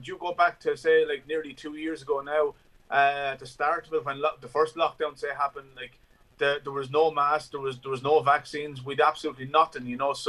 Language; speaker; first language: English; native; English